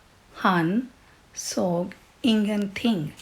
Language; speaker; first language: Swedish; non-native, fluent; Urdu